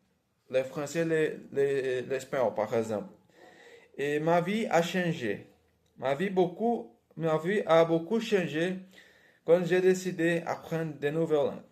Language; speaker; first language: French; non-native, learner; Portuguese